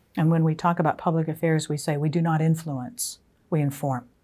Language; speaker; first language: English; native; English